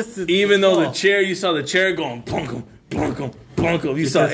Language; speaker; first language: English; native; English